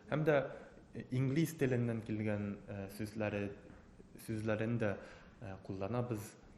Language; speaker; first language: Tatar; non-native, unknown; Japanese